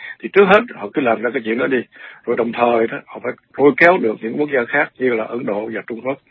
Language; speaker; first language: Vietnamese; native; Vietnamese